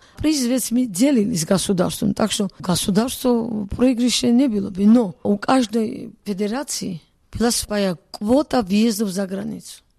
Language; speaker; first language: Russian; non-native, local second language; Georgian